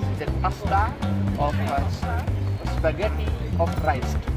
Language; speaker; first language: Dutch; non-native, learner; Sinhala